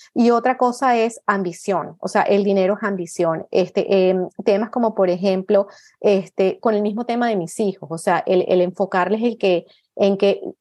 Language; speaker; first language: Spanish; native; Spanish